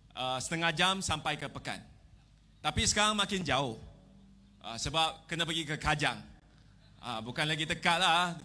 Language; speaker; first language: Malay; non-native, local second language; Chinese